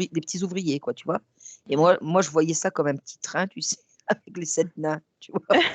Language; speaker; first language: French; native; French